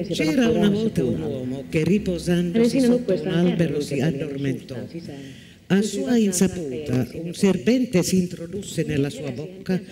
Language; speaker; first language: Italian; non-native, fluent; Finnish